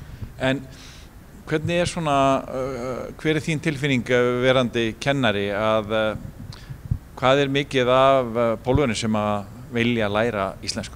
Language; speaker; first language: Icelandic; native; Icelandic